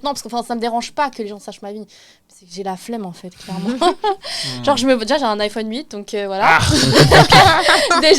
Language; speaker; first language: French; native; French